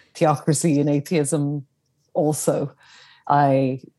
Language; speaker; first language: English; native; English